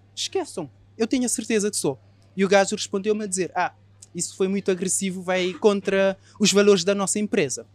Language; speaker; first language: Portuguese; non-native, local second language; Kabuverdianu